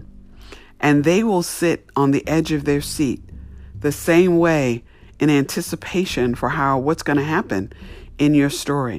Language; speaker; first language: English; native; English